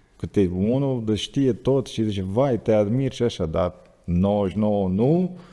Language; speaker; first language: Romanian; native; Romanian